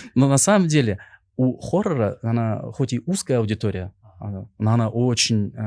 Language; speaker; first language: Russian; non-native, local second language; Kazakh